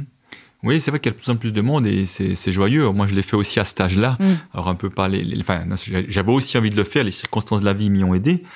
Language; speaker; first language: French; native; French